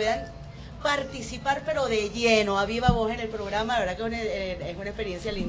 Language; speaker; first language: Spanish; native; Spanish